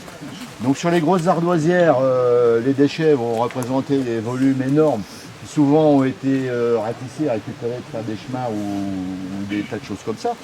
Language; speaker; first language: French; native; French